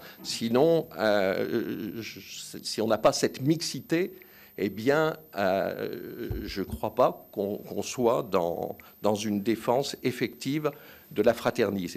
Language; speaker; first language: French; native; French